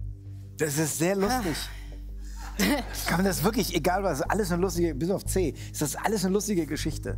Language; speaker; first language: German; native; German